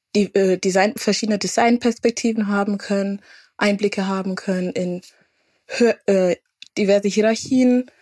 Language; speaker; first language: German; native; German